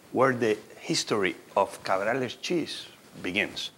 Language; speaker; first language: English; non-native, fluent; Spanish